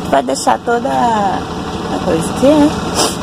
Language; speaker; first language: Portuguese; native; Portuguese